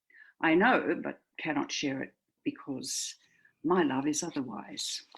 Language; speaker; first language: English; native; English